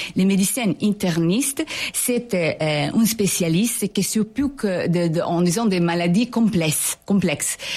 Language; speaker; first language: French; non-native, fluent; Italian